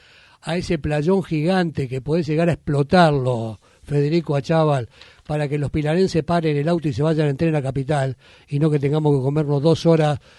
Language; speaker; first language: Spanish; native; Spanish